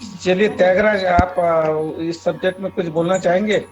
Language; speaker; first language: Hindi; native; Hindi